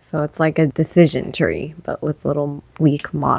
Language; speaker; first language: English; native; English